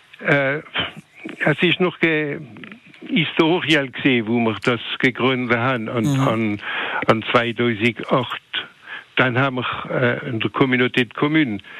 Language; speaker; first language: German; non-native, local second language; French